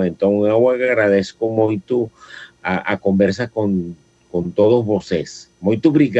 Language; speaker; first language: Portuguese; non-native, fluent; Spanish